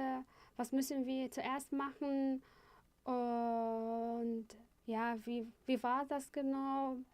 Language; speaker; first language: German; non-native, fluent; Arabic